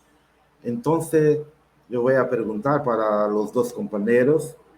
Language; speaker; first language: Spanish; non-native, learner; Portuguese